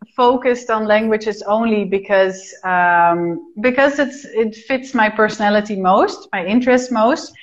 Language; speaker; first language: Portuguese; non-native, fluent; Dutch